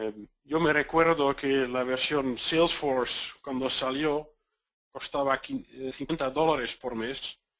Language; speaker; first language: Spanish; non-native, fluent; Dutch